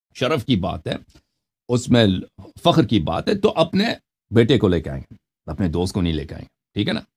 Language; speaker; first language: Urdu; non-native, local second language; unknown